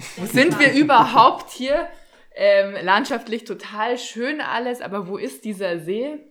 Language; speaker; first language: German; native; German